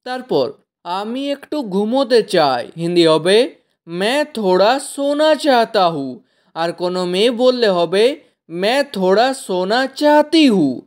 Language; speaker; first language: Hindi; non-native, local second language; Bangla